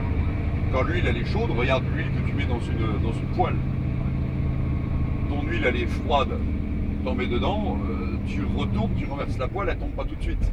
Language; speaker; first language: French; native; French